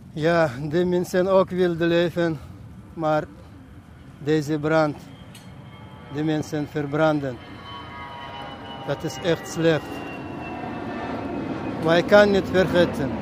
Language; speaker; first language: Dutch; non-native, learner; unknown